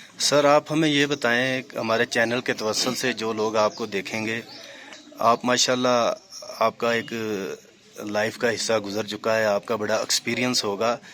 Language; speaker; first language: Urdu; non-native, local second language; Punjabi